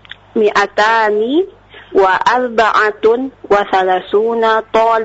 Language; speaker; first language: Arabic; non-native, learner; Indonesian